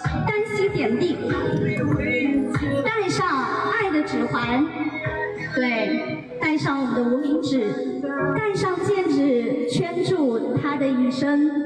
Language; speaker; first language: Chinese; native; Chinese